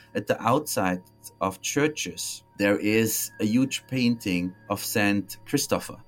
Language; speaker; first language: English; non-native, fluent; German